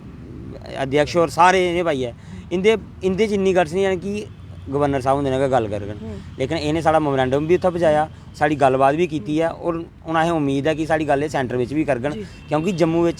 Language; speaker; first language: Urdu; non-native, local second language; Dogri